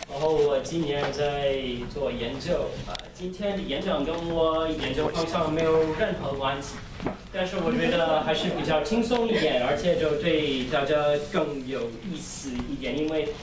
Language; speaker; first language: Chinese; non-native, fluent; English